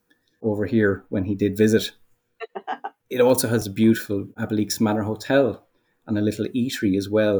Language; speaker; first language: English; native; English